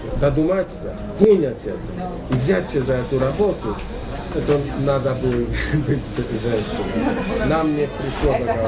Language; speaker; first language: Russian; non-native, learner; Polish